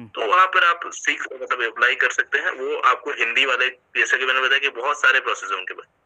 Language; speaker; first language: Hindi; native; Hindi